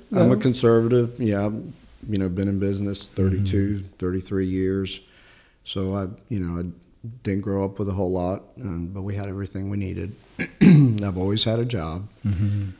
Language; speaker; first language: English; early bilingual, other home language; Italian